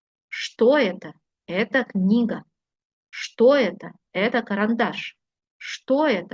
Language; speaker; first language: Russian; non-native, fluent; Uzbek